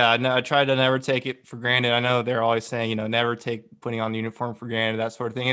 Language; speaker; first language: English; native; English